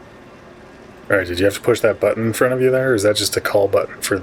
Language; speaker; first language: English; native; English